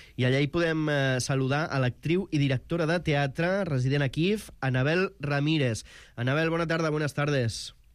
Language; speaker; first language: Catalan; native; Catalan